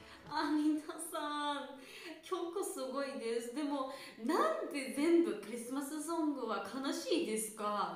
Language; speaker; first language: Japanese; non-native, learner; Georgian